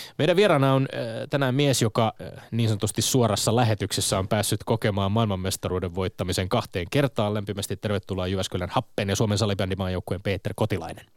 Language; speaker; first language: Finnish; native; Finnish